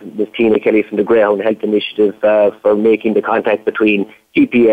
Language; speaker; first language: English; native; English